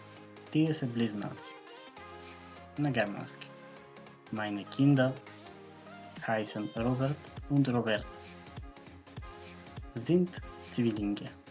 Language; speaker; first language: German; non-native, fluent; Macedonian